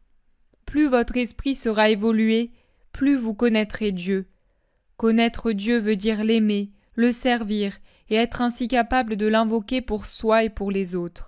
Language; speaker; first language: French; native; French